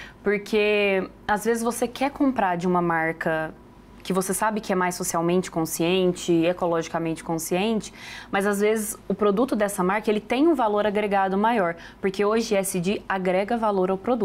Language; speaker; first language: Portuguese; native; Portuguese